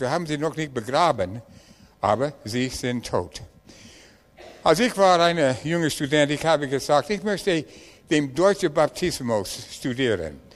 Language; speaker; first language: German; non-native, learner; English